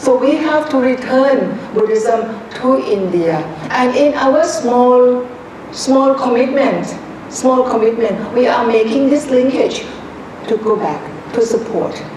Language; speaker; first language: English; non-native, fluent; Thai